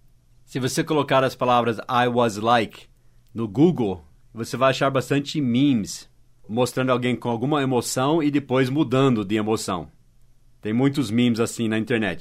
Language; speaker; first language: Portuguese; non-native, fluent; English